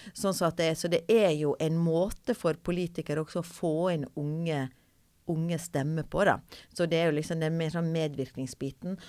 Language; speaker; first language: Norwegian; native; Norwegian